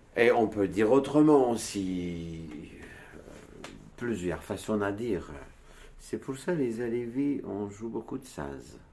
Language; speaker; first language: French; non-native, learner; Turkish